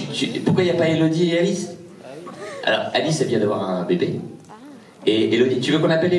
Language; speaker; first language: French; native; French